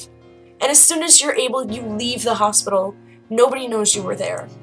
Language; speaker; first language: English; native; English